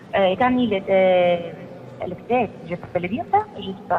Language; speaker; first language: French; non-native, fluent; Greek